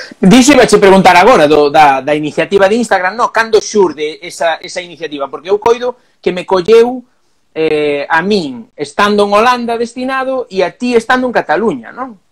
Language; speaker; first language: Galician; non-native, local second language; Spanish